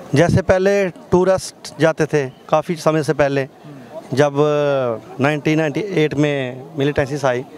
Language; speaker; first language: Hindi; native; Hindi